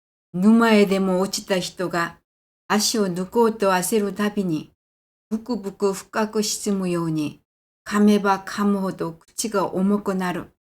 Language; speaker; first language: Japanese; non-native, fluent; Korean